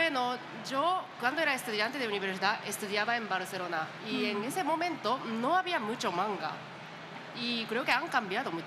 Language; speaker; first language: Spanish; non-native, learner; Japanese